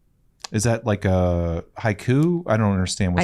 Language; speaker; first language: English; native; English